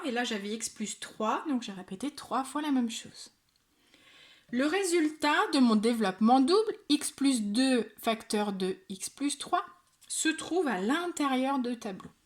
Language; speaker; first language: French; native; French